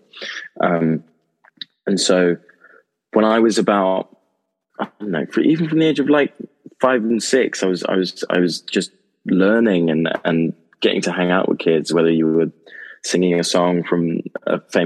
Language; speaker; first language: English; native; English